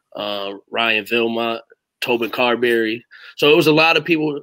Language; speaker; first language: English; native; English